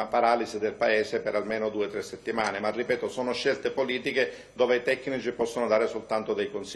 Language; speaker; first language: Italian; native; Italian